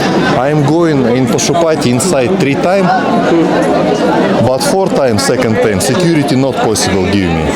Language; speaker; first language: English; non-native, learner; Russian